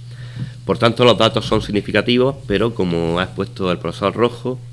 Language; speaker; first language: Spanish; native; Spanish